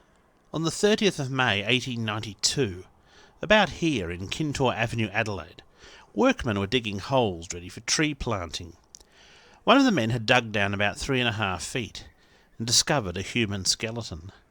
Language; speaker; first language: English; native; English